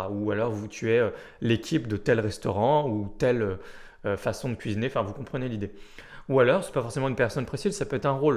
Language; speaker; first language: French; native; French